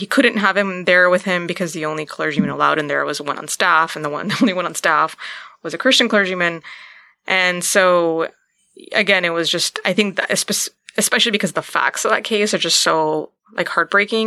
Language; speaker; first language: English; native; English